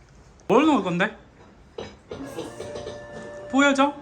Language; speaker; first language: Korean; non-native, learner; Tamil